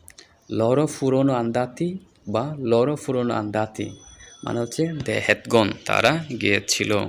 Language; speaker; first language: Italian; non-native, fluent; Bangla